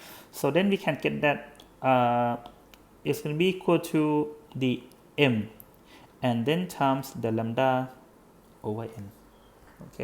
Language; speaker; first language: English; non-native, fluent; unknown